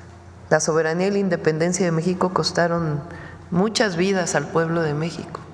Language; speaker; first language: Spanish; native; Spanish